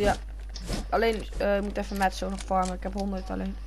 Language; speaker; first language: Dutch; native; Dutch